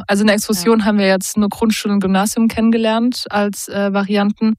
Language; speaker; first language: German; native; German